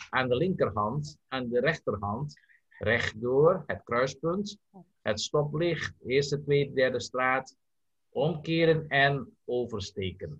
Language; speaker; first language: Dutch; non-native, learner; Indonesian